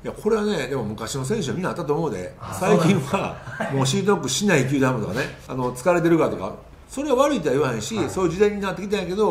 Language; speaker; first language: Japanese; native; Japanese